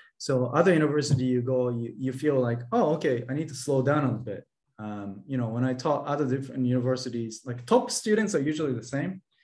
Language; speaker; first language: English; non-native, fluent; Japanese